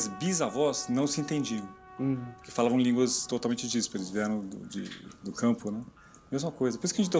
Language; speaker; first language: Portuguese; native; Portuguese